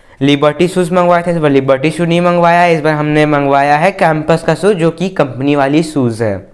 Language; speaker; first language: Hindi; native; Hindi